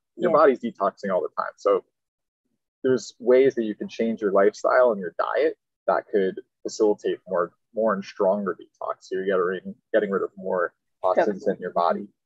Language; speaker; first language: English; native; English